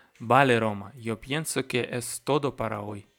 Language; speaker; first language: Spanish; non-native, learner; Russian